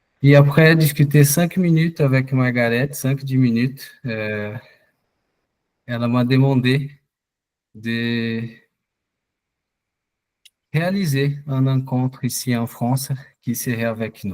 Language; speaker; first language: French; non-native, fluent; Portuguese